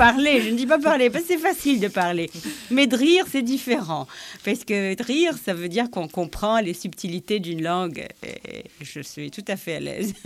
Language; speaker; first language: French; non-native, fluent; Arabic